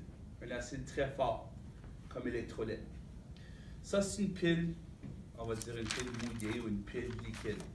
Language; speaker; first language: French; native; French